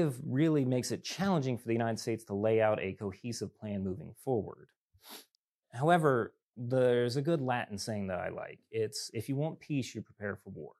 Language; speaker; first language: English; native; English